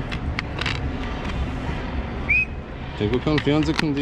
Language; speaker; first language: Spanish; early bilingual, heritage; English